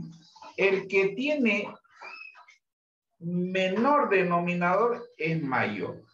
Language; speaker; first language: Spanish; native; Spanish